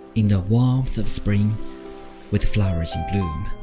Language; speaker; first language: English; non-native, fluent; Chinese